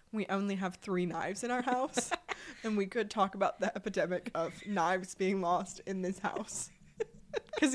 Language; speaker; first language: English; native; English